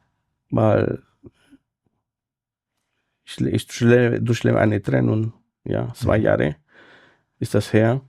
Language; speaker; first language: German; non-native, fluent; Spanish